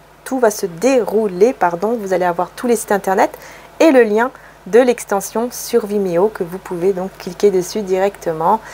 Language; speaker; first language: French; native; French